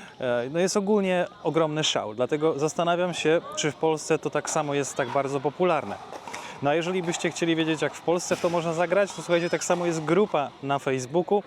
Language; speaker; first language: Polish; native; Polish